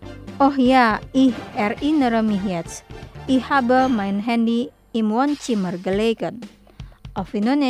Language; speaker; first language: German; non-native, fluent; Indonesian